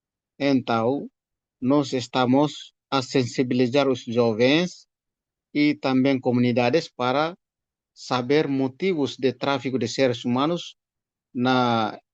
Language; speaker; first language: Portuguese; non-native, fluent; Tetum